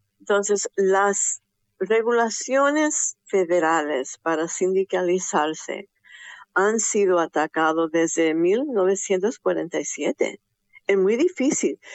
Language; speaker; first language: Spanish; early bilingual, heritage; Spanish